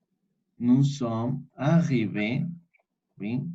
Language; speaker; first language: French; non-native, fluent; Spanish